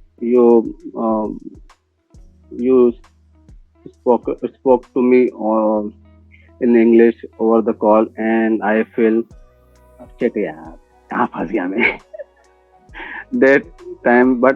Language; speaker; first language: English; non-native, learner; Hindi